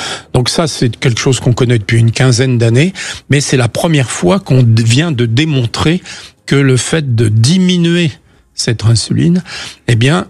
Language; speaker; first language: French; native; French